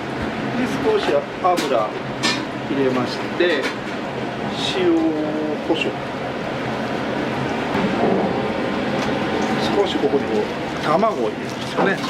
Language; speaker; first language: Japanese; native; Japanese